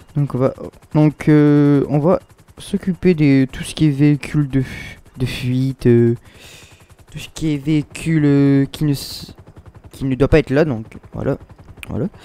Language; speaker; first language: French; native; French